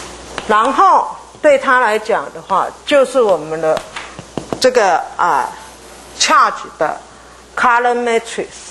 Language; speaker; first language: Chinese; native; Chinese